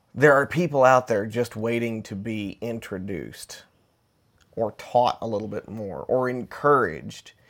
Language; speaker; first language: English; native; English